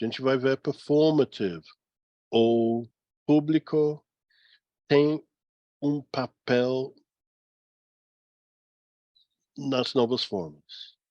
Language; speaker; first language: Portuguese; non-native, fluent; English